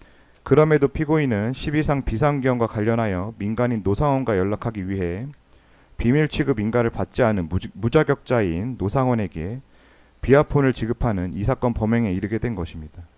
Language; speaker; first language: Korean; native; Korean